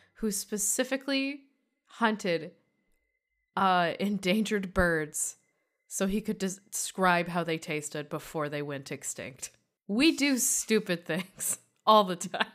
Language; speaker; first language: English; native; English